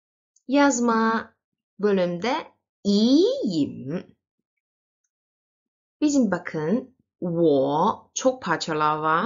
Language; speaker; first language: Turkish; non-native, learner; Chinese